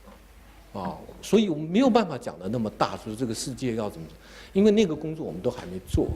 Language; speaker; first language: Chinese; native; Chinese